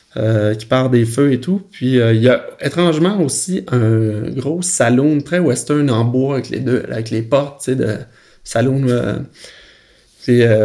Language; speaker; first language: French; native; French